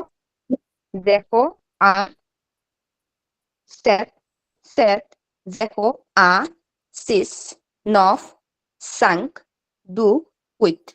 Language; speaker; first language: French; non-native, learner; Bangla